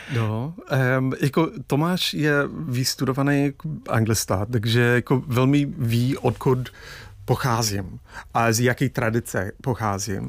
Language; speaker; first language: Czech; non-native, fluent; English